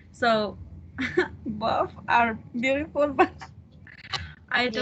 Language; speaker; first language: English; non-native, learner; Spanish